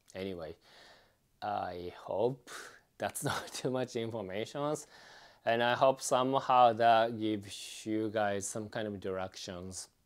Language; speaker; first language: English; non-native, fluent; Japanese